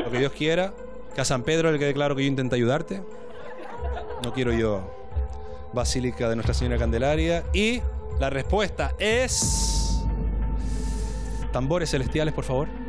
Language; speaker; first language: Spanish; native; Spanish